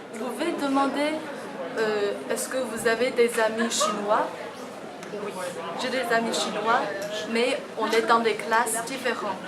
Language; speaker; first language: French; non-native, fluent; Chinese